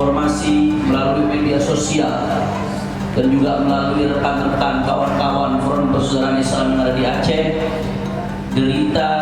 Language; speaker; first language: Indonesian; native; Indonesian